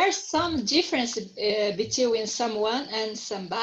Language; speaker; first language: English; non-native, learner; Portuguese